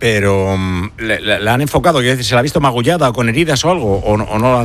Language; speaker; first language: Spanish; native; Spanish